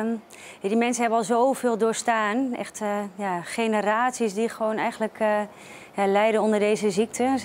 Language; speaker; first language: Dutch; native; Dutch